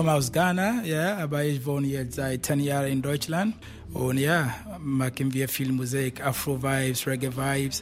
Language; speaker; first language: German; non-native, fluent; Akan